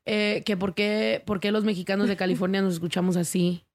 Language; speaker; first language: Spanish; early bilingual, heritage; Spanish